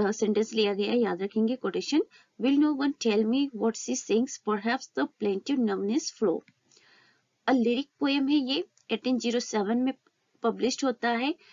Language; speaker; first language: Hindi; native; Hindi